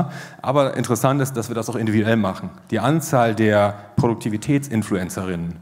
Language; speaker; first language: German; native; German